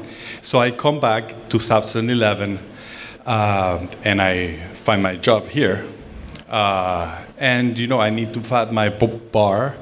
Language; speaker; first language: English; non-native, fluent; Spanish